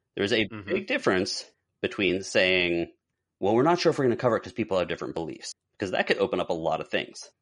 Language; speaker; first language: English; native; English